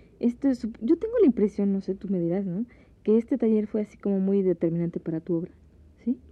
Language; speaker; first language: Spanish; native; Spanish